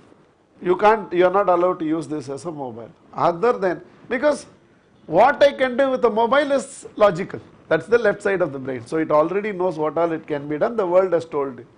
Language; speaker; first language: English; non-native, local second language; Tamil